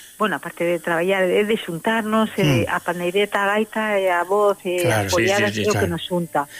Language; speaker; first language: Galician; early bilingual, heritage; Galician